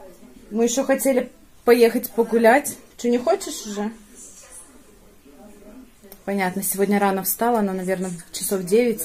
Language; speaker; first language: Russian; native; Russian